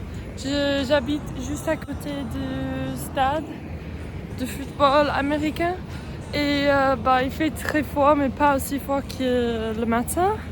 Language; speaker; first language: French; non-native, learner; English